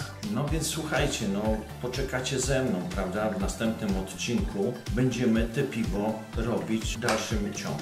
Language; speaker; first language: Polish; native; Polish